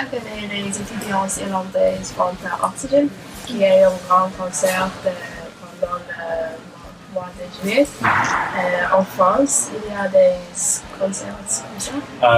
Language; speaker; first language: French; non-native, learner; English